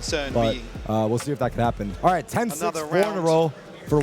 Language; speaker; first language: English; native; English